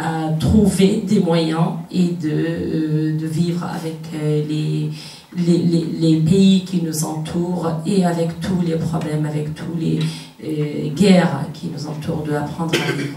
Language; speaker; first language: French; non-native, fluent; Kurdish